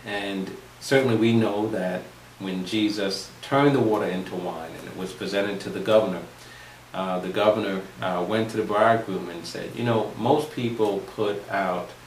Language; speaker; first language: English; native; English